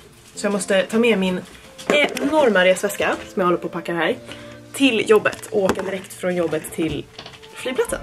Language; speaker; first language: Swedish; native; Swedish